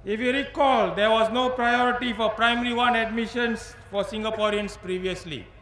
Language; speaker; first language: English; non-native, local second language; Tamil